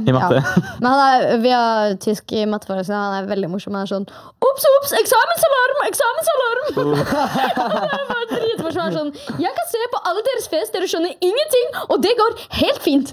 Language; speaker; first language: Norwegian; native; Norwegian